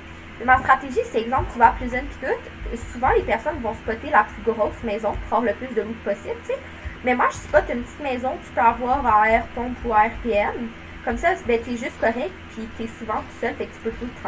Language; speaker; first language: French; native; French